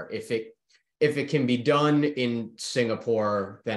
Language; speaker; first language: English; native; English